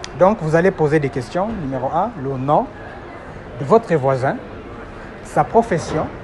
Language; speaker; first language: French; non-native, fluent; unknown